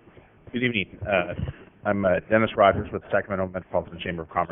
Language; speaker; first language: English; native; English